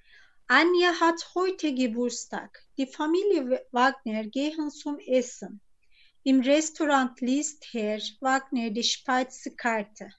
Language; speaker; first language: German; non-native, fluent; Turkish